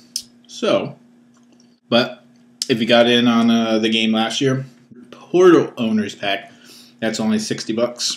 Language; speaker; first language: English; native; English